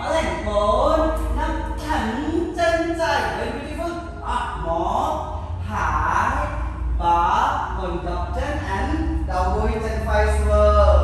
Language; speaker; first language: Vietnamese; non-native, learner; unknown